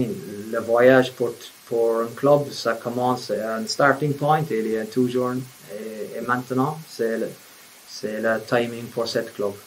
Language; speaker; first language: French; non-native, fluent; English